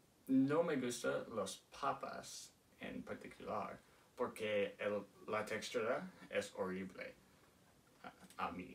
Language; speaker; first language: Spanish; non-native, learner; English